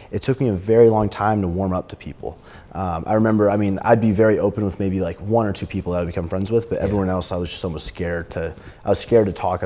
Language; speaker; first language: English; native; English